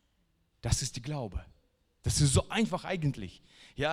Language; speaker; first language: German; non-native, fluent; Russian